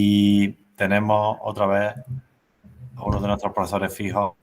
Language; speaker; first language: Spanish; native; Spanish